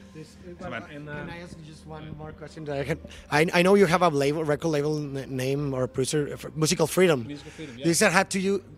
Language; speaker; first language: English; non-native, fluent; Spanish